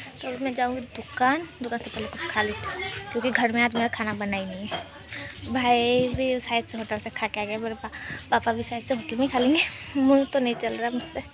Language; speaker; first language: Hindi; native; Hindi